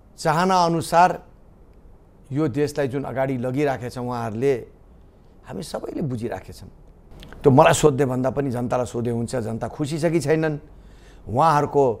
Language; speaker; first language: Nepali; native; Nepali